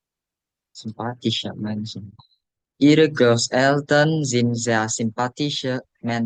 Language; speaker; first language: German; non-native, learner; Indonesian